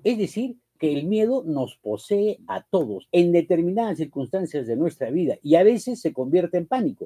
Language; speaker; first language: Spanish; native; Spanish